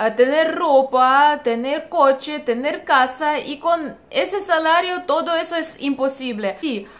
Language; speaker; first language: Spanish; non-native, fluent; Russian